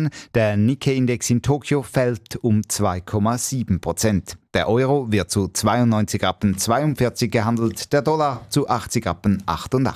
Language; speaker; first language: German; native; German